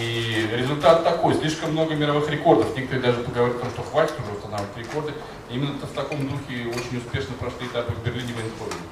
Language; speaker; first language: Russian; native; Russian